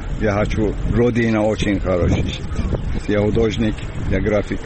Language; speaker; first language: Russian; non-native, learner; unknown